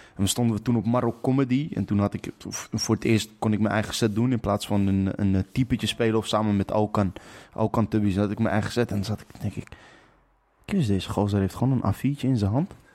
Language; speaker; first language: Dutch; native; Dutch